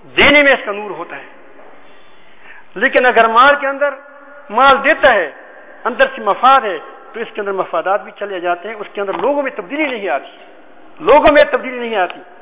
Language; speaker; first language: Urdu; native; Urdu